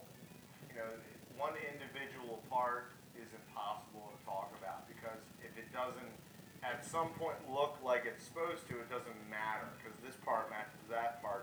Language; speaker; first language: English; native; English